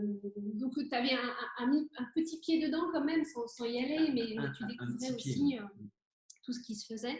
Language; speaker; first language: French; native; French